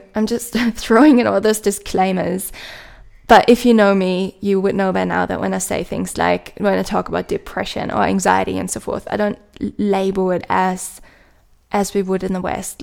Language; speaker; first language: English; non-native, fluent; German